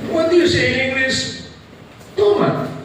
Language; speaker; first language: English; non-native, fluent; Indonesian